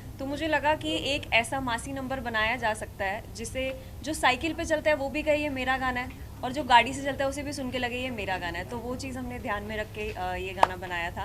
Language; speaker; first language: Hindi; non-native, local second language; Punjabi